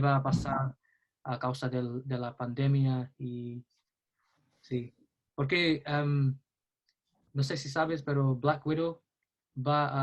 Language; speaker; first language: Spanish; non-native, learner; English